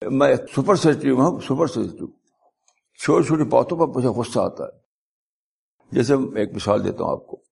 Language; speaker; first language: Urdu; native; Urdu